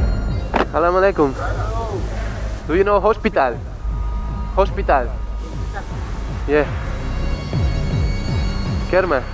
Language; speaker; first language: English; non-native, learner; Spanish